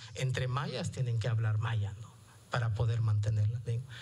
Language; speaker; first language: Spanish; non-native, local second language; Yucateco